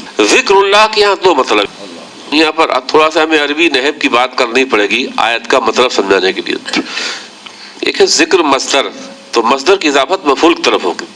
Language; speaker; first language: Urdu; native; Urdu